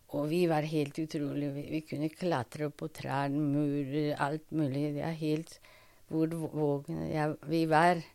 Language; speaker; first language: Norwegian; non-native, fluent; Spanish